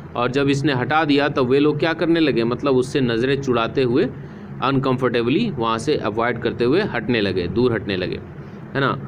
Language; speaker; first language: Hindi; native; Hindi